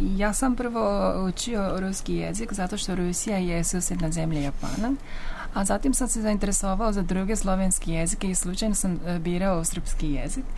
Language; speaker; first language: Serbian; non-native, fluent; Japanese